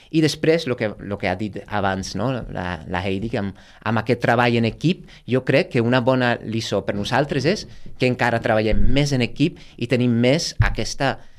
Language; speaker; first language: Catalan; non-native, fluent; Dutch